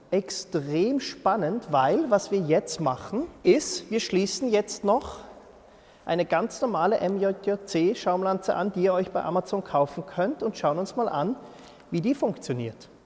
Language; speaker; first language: German; native; German